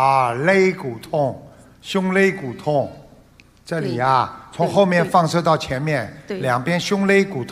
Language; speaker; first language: Chinese; non-native, local second language; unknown